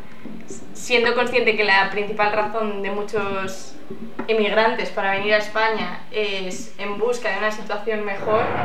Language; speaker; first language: Spanish; non-native, fluent; Portuguese